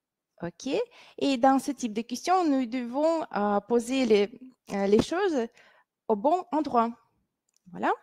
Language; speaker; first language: French; non-native, fluent; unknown